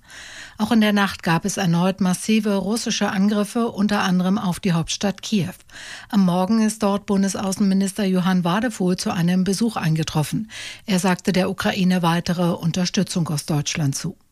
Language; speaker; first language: German; native; German